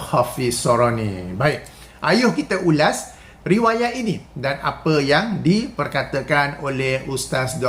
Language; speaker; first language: Malay; native; Malay